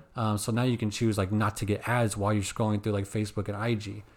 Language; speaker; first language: English; native; English